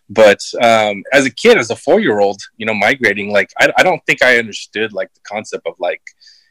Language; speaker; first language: English; early bilingual, other home language; Filipino